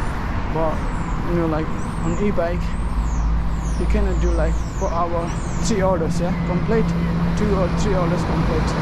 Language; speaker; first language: English; non-native, learner; Nepali